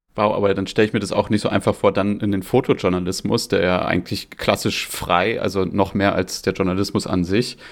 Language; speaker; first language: German; native; German